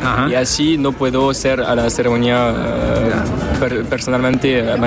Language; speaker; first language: Spanish; non-native, learner; French